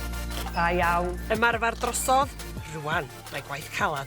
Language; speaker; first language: Welsh; native; Welsh